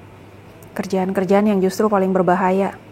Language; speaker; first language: Indonesian; native; Indonesian